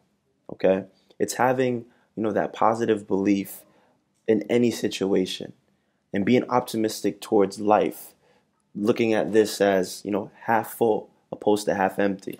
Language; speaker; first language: English; native; English